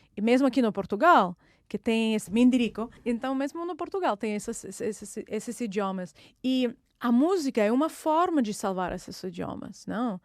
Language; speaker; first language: Portuguese; non-native, fluent; Russian